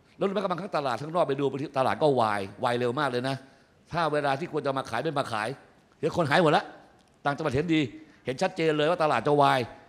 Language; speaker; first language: Thai; native; Thai